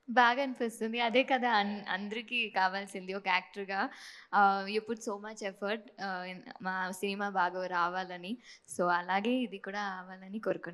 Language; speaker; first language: Telugu; non-native, fluent; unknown